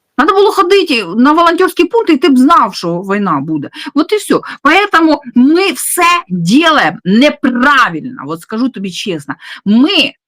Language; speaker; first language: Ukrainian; non-native, local second language; Russian